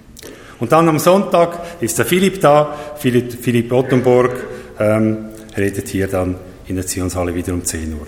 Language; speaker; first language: German; native; German